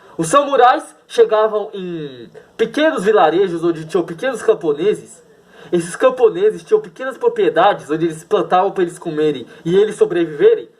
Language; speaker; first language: Portuguese; native; Portuguese